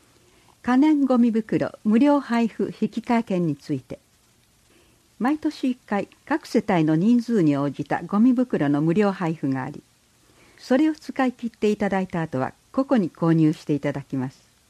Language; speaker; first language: Japanese; native; Japanese